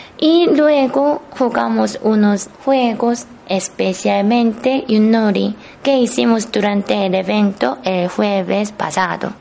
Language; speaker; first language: Spanish; non-native, fluent; Korean